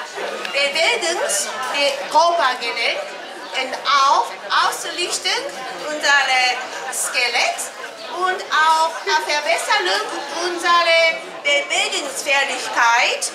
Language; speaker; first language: German; non-native, learner; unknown